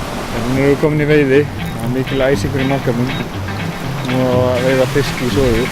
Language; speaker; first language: Icelandic; native; Icelandic